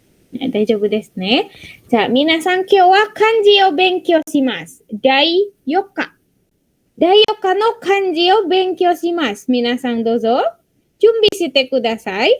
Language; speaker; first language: Japanese; non-native, fluent; Indonesian